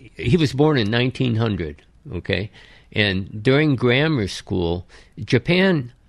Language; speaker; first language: English; early bilingual, other home language; Japanese